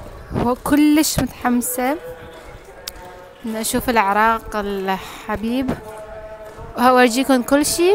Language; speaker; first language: Arabic; non-native, fluent; Persian